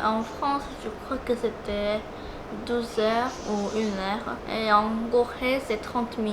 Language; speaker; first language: French; non-native, learner; Korean